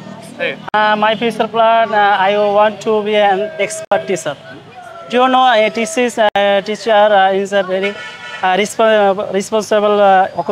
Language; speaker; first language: English; non-native, learner; Bangla